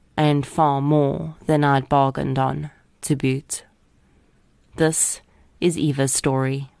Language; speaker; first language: English; native; English